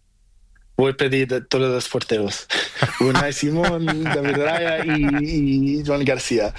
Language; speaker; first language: Spanish; non-native, learner; Portuguese